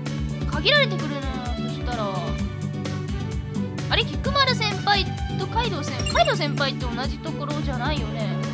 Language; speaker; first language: Japanese; native; Japanese